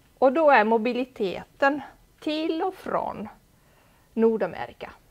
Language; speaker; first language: Swedish; non-native, fluent; Italian